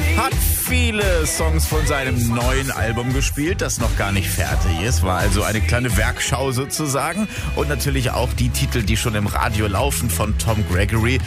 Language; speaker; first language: German; native; German